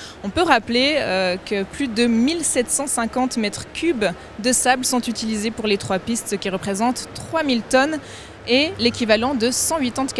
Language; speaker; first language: French; native; French